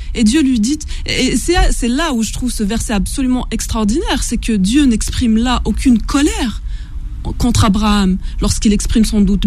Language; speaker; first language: French; non-native, local second language; Kabyle